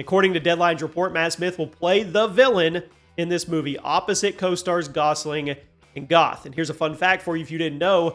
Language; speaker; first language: English; native; English